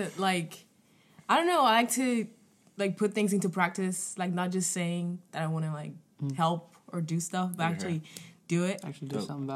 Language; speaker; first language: English; non-native, fluent; French